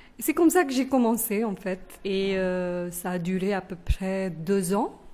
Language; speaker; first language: French; non-native, fluent; Kannada